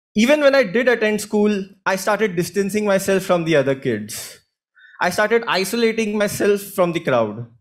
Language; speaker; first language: English; non-native, local second language; Hindi